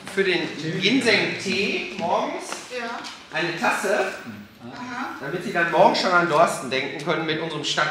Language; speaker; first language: German; native; German